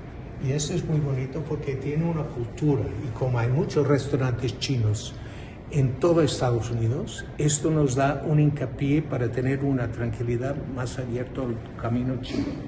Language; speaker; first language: Spanish; non-native, fluent; English